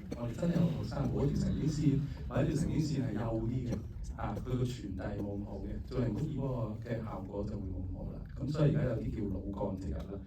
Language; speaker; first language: Cantonese; native; Cantonese